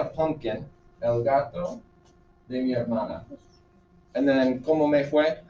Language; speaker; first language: Spanish; non-native, fluent; English